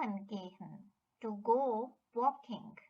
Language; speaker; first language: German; non-native, fluent; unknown